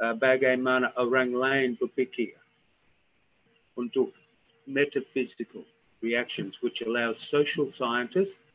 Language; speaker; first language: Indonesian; non-native, fluent; English